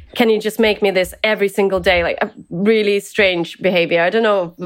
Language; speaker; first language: English; early bilingual, other home language; Ukrainian